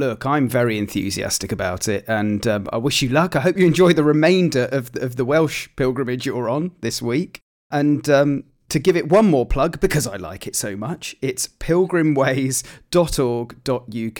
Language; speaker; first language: English; native; English